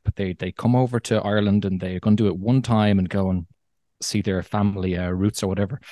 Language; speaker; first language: English; native; English